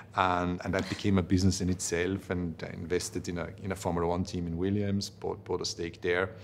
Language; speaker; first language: English; non-native, fluent; German